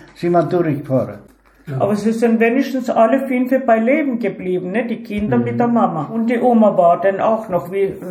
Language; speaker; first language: German; early bilingual, heritage; Ukrainian